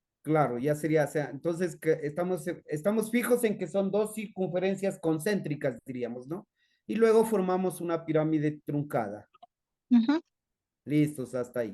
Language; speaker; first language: Spanish; native; Spanish